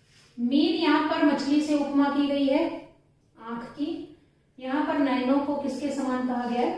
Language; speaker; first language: Hindi; native; Hindi